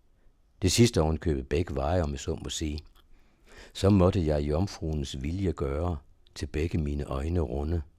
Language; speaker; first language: Danish; native; Danish